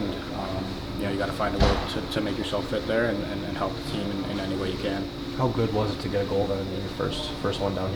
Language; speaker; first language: English; native; English